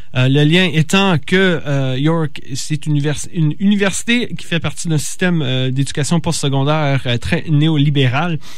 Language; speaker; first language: French; native; French